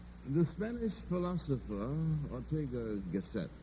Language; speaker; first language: English; native; English